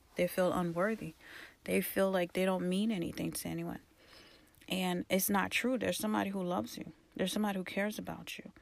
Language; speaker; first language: English; early bilingual, other home language; Haitian Creole